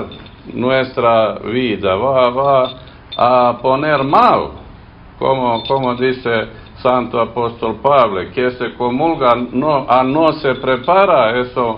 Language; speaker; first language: Spanish; non-native, learner; Serbian